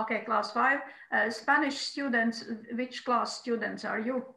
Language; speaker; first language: English; non-native, fluent; Croatian